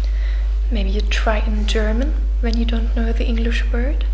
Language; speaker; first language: English; non-native, fluent; German